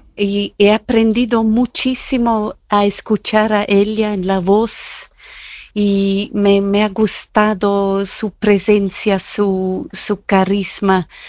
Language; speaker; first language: Spanish; non-native, fluent; Italian